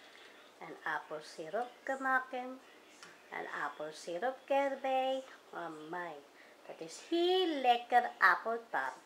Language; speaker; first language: Dutch; non-native, learner; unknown